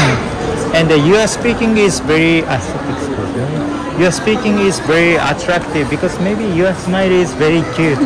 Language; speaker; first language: English; non-native, learner; Japanese